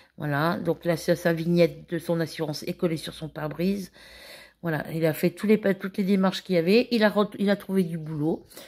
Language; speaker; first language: French; native; French